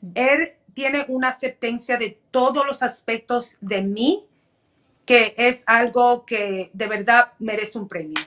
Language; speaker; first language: Spanish; early bilingual, heritage; Spanish